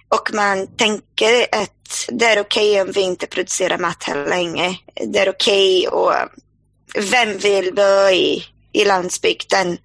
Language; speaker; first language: Swedish; non-native, fluent; Portuguese